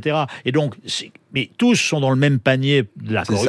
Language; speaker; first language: French; native; French